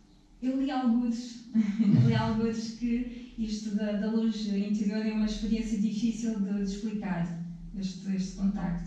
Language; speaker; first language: Portuguese; native; Portuguese